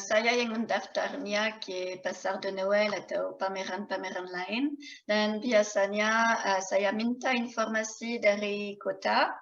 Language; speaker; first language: Indonesian; non-native, fluent; French